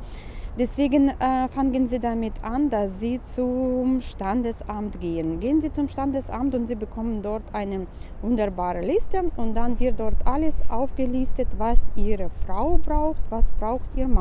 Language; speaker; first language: German; non-native, fluent; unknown